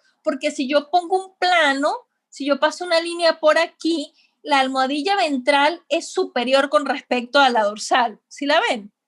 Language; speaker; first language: Spanish; native; Spanish